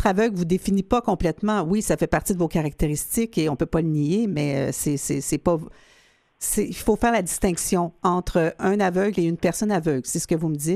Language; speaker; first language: French; native; French